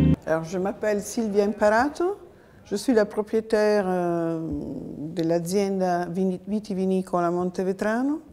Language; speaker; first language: French; non-native, fluent; Italian